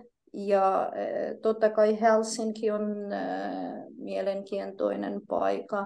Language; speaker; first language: Finnish; non-native, fluent; Polish